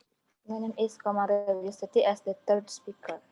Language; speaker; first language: English; non-native, learner; Balinese